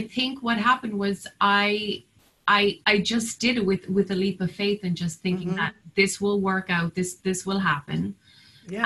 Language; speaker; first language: English; native; English